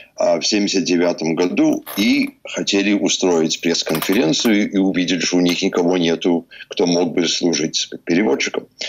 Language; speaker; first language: Russian; early bilingual, heritage; Russian